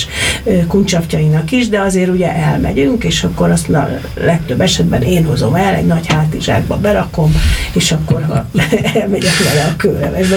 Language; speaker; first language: Hungarian; native; Hungarian